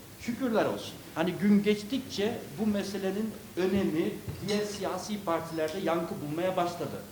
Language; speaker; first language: Turkish; early bilingual, other home language; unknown